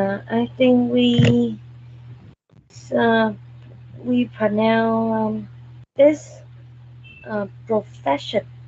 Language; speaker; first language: English; non-native, learner; Vietnamese